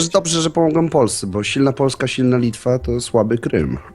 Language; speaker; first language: Polish; native; Polish